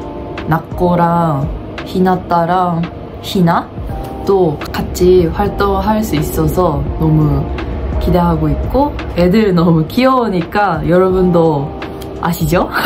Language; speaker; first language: Korean; non-native, fluent; Japanese